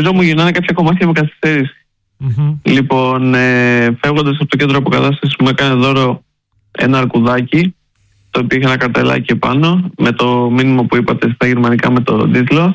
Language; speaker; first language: Greek; native; Greek